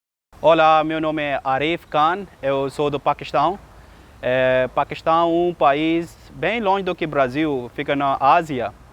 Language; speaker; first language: Portuguese; non-native, learner; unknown